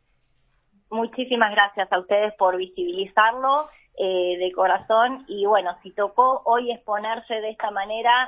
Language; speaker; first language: Spanish; native; Spanish